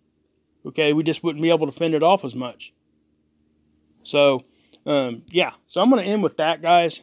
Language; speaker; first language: English; native; English